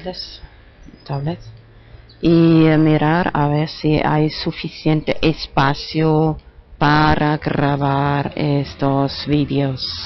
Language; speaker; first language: Spanish; non-native, fluent; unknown